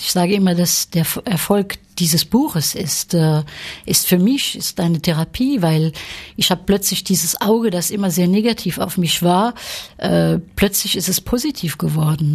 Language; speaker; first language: German; early bilingual, heritage; French